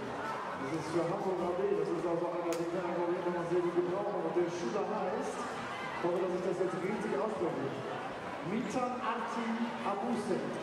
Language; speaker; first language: German; native; German